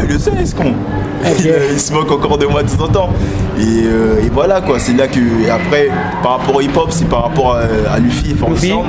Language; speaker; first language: French; native; French